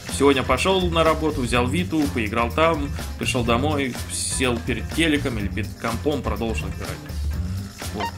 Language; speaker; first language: Russian; non-native, fluent; Romanian